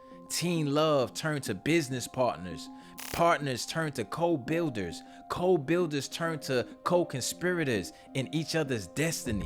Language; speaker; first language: English; native; English